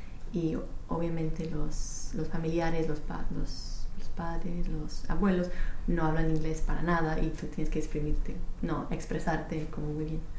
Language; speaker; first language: Spanish; non-native, fluent; English